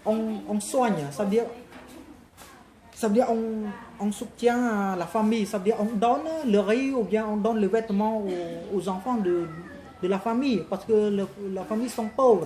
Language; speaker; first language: French; non-native, fluent; Khmer